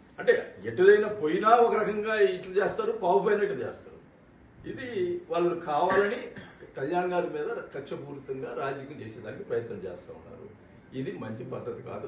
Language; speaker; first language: Telugu; native; Telugu